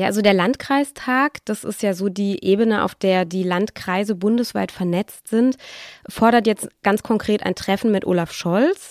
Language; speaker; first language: German; native; German